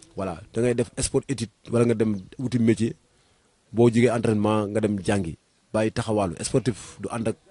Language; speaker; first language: Wolof; native; Wolof